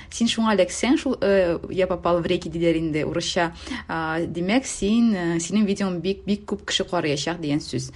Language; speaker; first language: Tatar; native; Tatar